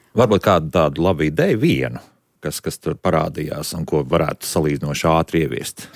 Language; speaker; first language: Latvian; native; Latvian